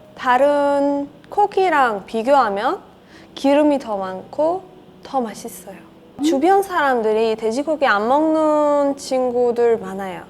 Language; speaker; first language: Korean; non-native, learner; Persian